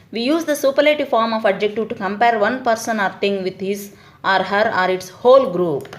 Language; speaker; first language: English; non-native, local second language; Telugu